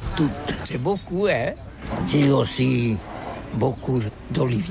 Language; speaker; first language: French; non-native, learner; Catalan